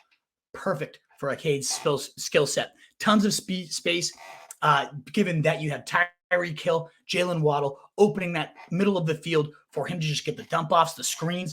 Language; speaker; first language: English; native; English